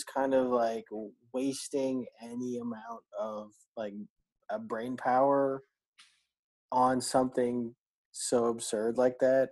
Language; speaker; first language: English; non-native, local second language; Filipino